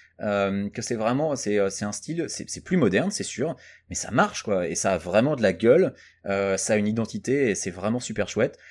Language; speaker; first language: French; native; French